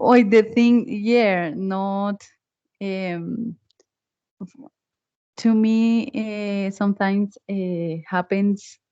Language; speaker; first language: English; non-native, learner; Spanish